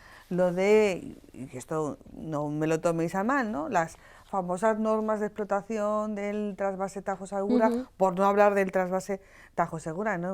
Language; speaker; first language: Spanish; native; Spanish